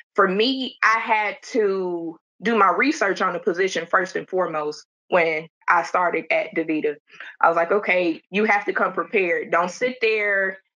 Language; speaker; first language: English; native; English